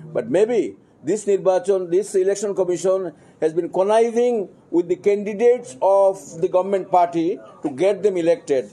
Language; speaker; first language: English; non-native, local second language; Bangla